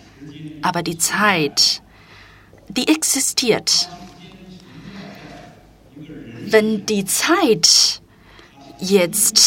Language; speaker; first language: German; non-native, fluent; Chinese